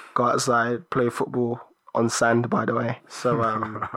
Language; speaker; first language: English; early bilingual, other home language; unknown